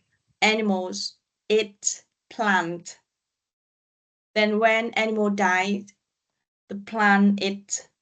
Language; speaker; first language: English; non-native, learner; Vietnamese